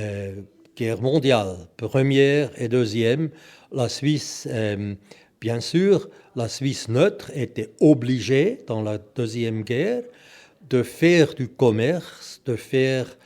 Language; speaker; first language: French; non-native, local second language; German